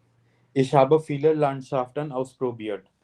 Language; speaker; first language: German; non-native, learner; Hindi